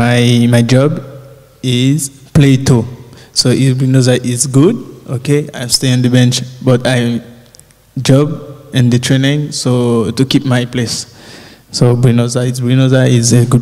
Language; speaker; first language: English; non-native, learner; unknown